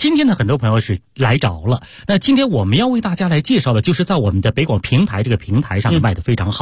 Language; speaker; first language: Chinese; native; Chinese